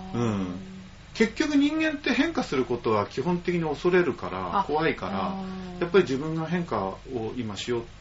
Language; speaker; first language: Japanese; native; Japanese